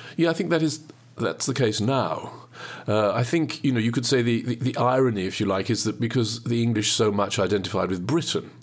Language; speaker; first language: English; native; English